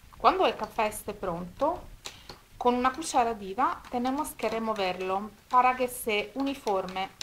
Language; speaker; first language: Spanish; non-native, fluent; Italian